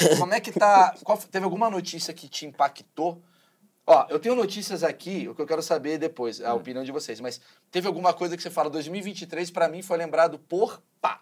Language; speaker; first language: Portuguese; native; Portuguese